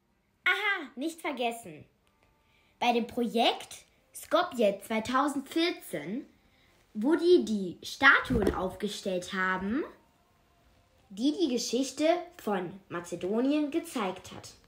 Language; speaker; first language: German; early bilingual, other home language; Macedonian